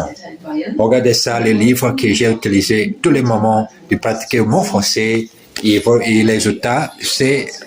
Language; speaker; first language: French; non-native, learner; Portuguese